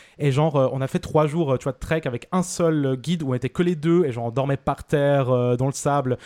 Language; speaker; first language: French; early bilingual, other home language; Spanish